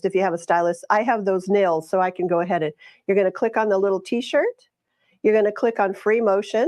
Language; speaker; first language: English; native; English